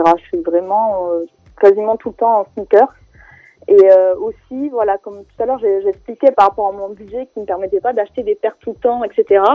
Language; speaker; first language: French; native; French